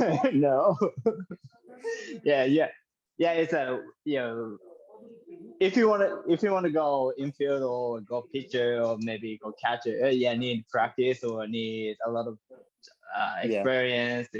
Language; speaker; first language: English; non-native, learner; Japanese